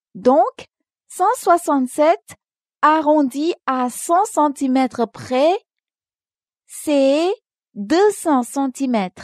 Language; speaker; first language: French; non-native, local second language; Wolof